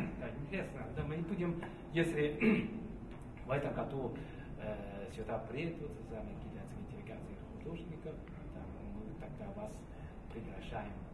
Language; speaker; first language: Russian; non-native, learner; Chinese